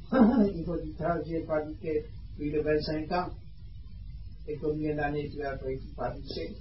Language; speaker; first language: French; non-native, learner; Vietnamese